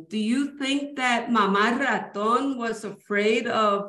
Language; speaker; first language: English; early bilingual, other home language; Spanish